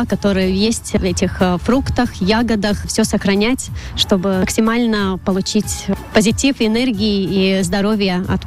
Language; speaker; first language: Russian; non-native, local second language; Latvian